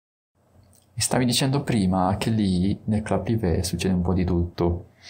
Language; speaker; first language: Italian; native; Italian